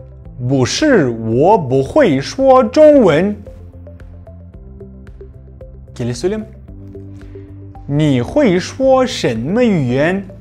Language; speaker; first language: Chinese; non-native, fluent; Kazakh